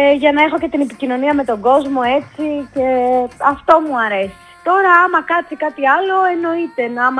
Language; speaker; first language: Greek; early bilingual, heritage; Greek